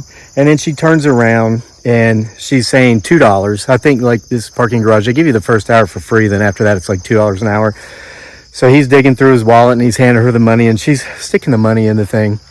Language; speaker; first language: English; native; English